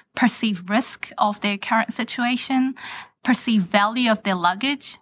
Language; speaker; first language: English; native; English